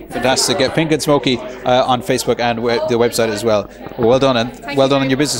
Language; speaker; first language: English; native; English